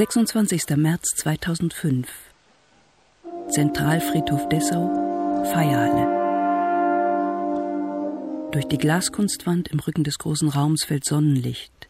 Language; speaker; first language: German; native; German